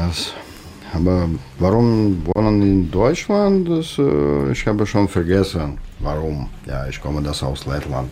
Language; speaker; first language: German; non-native, learner; Russian